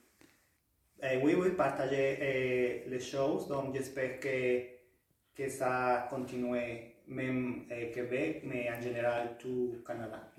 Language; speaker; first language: French; non-native, learner; Spanish